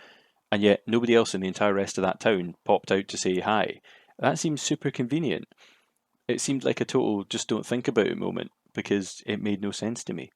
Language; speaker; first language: English; native; English